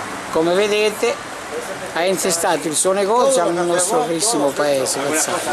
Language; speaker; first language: Italian; native; Italian